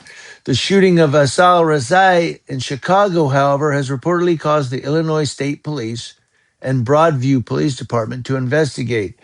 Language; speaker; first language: English; native; English